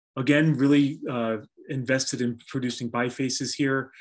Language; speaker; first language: English; native; English